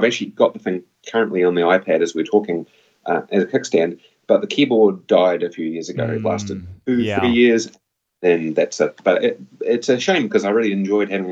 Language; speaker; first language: English; native; English